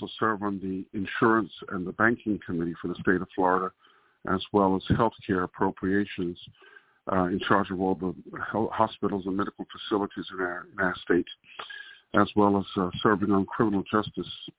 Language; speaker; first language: English; native; English